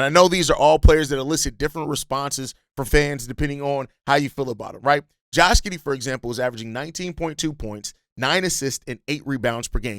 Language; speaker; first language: English; native; English